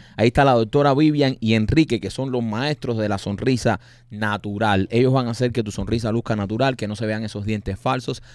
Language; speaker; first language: Spanish; native; Spanish